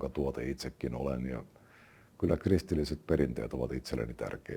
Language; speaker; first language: Finnish; native; Finnish